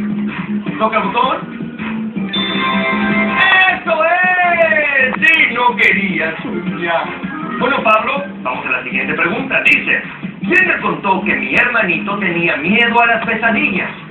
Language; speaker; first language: Spanish; native; Spanish